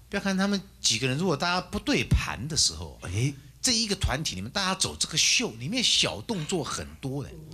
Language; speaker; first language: Chinese; native; Chinese